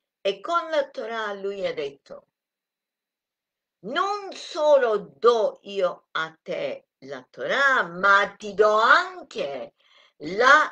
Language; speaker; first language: Italian; non-native, fluent; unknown